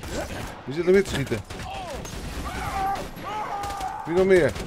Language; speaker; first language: Dutch; native; Dutch